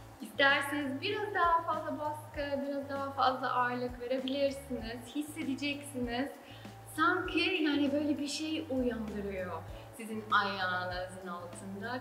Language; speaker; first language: Turkish; non-native, fluent; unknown